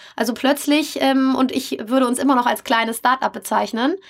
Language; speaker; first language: German; native; German